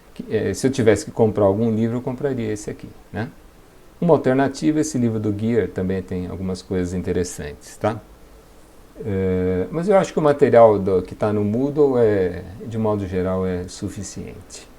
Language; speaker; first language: Portuguese; native; Portuguese